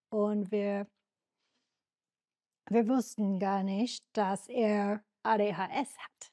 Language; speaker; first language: German; non-native, learner; English